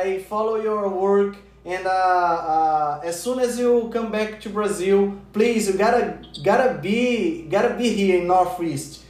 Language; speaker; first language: English; non-native, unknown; Portuguese